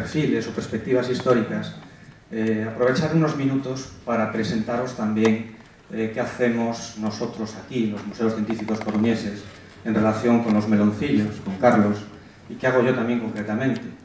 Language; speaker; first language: Spanish; native; Spanish